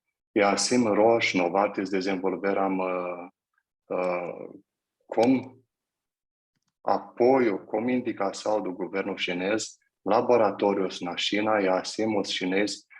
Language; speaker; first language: Portuguese; non-native, fluent; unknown